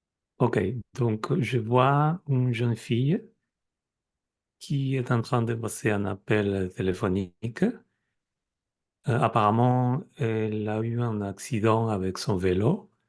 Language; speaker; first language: French; non-native, fluent; Spanish